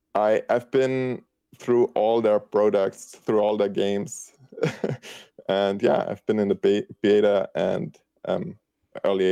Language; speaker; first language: English; non-native, fluent; German